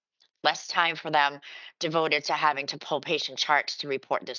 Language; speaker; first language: English; native; English